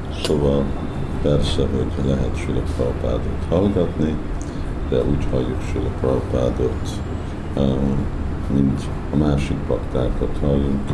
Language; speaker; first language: Hungarian; early bilingual, heritage; Hungarian